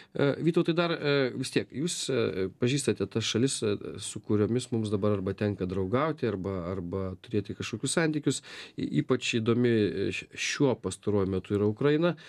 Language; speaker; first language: Lithuanian; native; Lithuanian